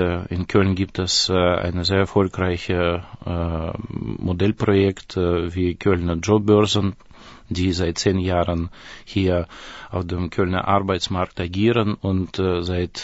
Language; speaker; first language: German; non-native, fluent; Russian